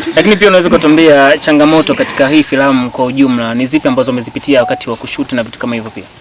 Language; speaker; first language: Swahili; native; Swahili